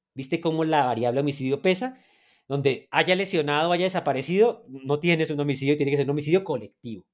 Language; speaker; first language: Spanish; native; Spanish